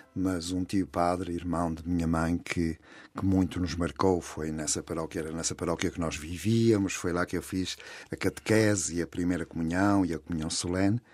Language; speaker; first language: Portuguese; native; Portuguese